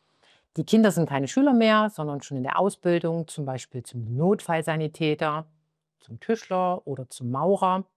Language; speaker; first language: German; native; German